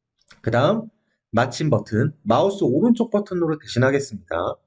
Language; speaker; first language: Korean; native; Korean